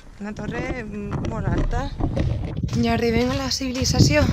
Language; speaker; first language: Catalan; non-native, local second language; Spanish